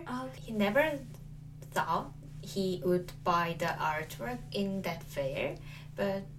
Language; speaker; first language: English; non-native, learner; Korean